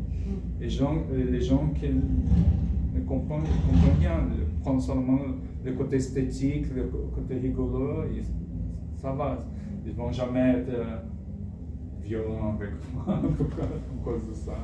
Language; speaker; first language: French; non-native, fluent; Portuguese